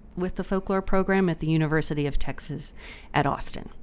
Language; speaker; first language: English; native; English